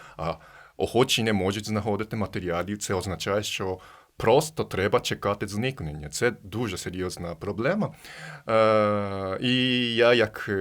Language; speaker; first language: Ukrainian; non-native, fluent; Japanese